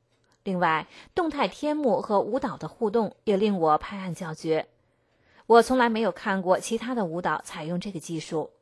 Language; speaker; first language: Chinese; native; Chinese